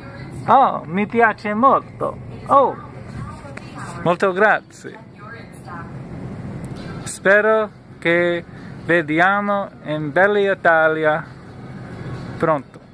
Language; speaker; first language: Italian; non-native, learner; English